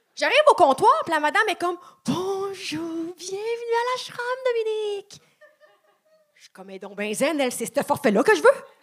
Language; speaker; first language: French; native; French